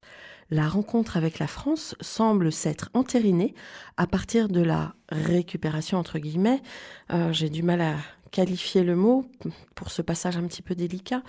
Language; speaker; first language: French; native; French